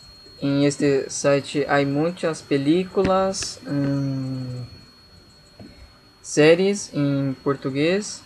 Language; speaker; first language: Spanish; non-native, learner; Portuguese